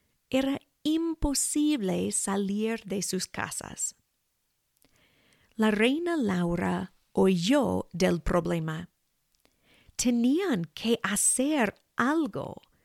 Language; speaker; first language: Spanish; non-native, fluent; English